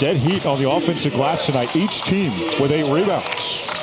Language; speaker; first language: English; native; English